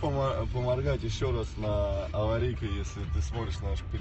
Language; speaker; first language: Russian; native; Russian